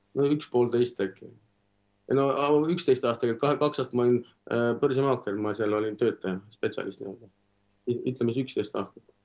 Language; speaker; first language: Estonian; non-native, local second language; Russian